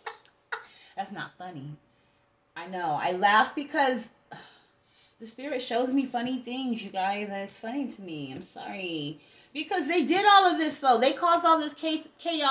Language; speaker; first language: English; native; English